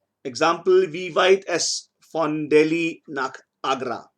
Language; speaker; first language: German; non-native, fluent; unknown